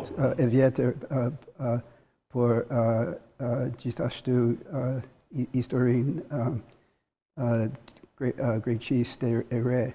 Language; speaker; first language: Albanian; non-native, learner; English